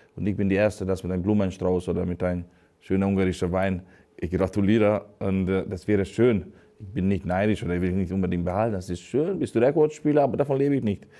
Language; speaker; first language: German; non-native, fluent; Hungarian